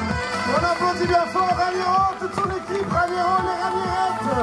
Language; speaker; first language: French; native; French